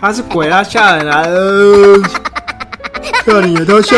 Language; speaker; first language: Chinese; native; Chinese